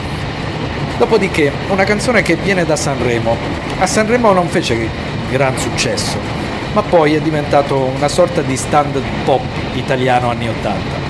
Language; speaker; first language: Italian; native; Italian